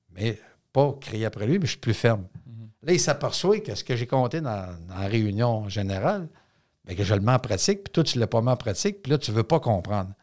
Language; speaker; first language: French; native; French